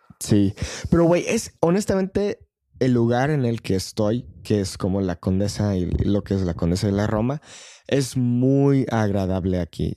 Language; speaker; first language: Spanish; non-native, fluent; English